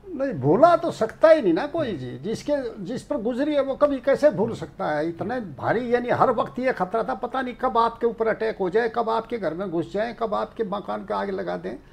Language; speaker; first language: Hindi; native; Hindi